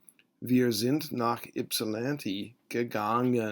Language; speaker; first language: German; non-native, fluent; English